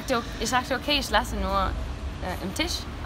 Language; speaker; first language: German; non-native, learner; Spanish